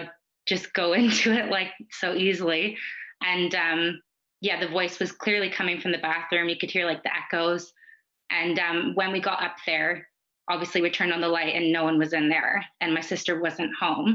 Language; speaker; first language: English; native; English